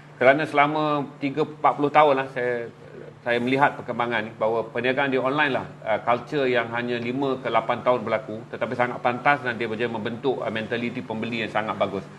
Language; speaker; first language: Malay; native; Malay